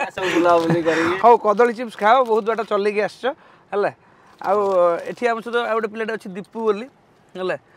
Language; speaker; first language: Hindi; non-native, local second language; Odia